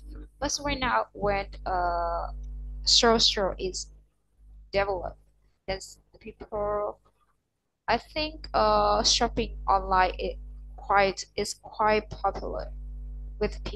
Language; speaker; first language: English; non-native, learner; Vietnamese